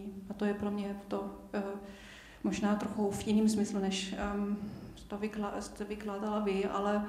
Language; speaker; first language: Czech; non-native, fluent; German